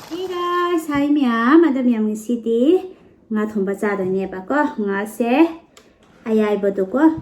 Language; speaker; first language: Manipuri; non-native, local second language; Tangkhul Naga (India)